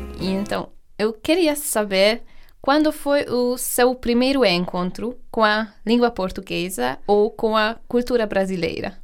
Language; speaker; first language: Portuguese; non-native, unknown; Hungarian